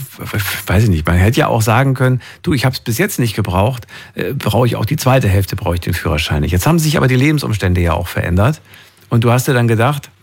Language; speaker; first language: German; native; German